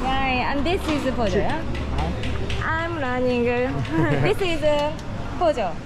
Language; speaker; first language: English; non-native, fluent; Japanese